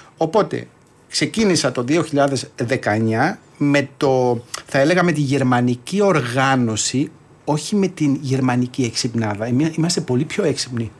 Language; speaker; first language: Greek; early bilingual, heritage; Greek